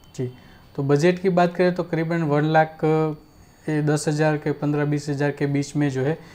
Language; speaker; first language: Hindi; non-native, local second language; Gujarati